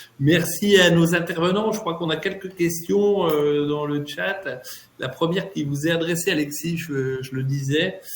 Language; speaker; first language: French; native; French